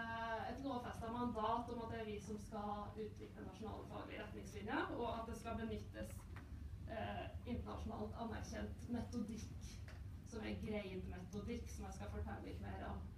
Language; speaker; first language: Norwegian; native; Norwegian